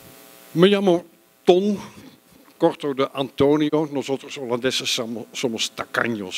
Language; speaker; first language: Spanish; non-native, fluent; Dutch